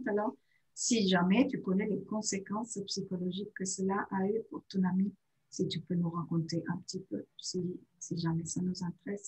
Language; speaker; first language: French; non-native, fluent; Spanish